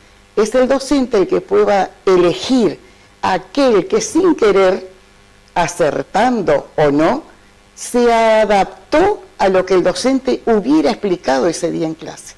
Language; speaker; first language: Spanish; native; Spanish